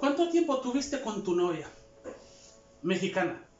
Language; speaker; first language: Spanish; non-native, learner; Haitian Creole